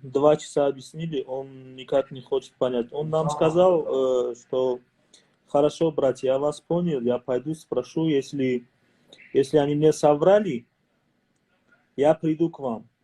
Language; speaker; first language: Russian; non-native, fluent; Tajik